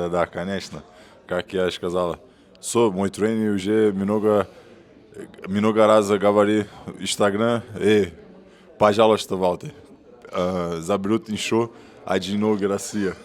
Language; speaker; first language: Russian; non-native, learner; Portuguese